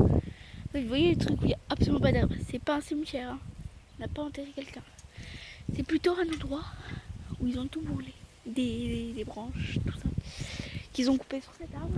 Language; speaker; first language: French; native; French